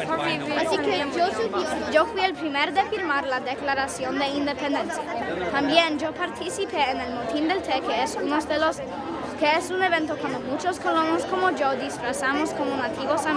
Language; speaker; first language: Spanish; non-native, learner; English